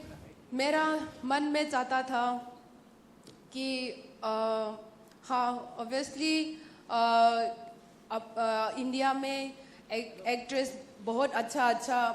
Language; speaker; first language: Hindi; non-native, local second language; Manipuri